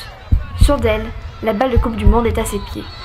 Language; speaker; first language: French; native; French